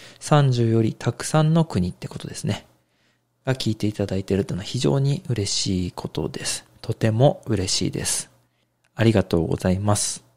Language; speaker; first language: Japanese; native; Japanese